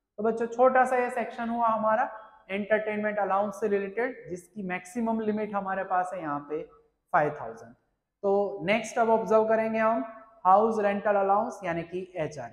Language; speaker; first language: Hindi; non-native, local second language; Gujarati